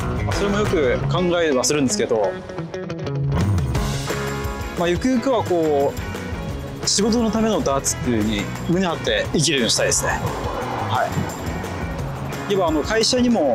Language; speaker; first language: Japanese; native; Japanese